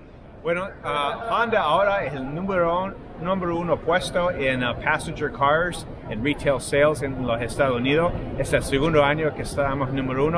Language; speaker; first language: Spanish; non-native, fluent; English